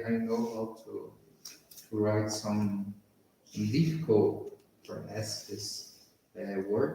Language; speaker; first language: English; non-native, learner; Portuguese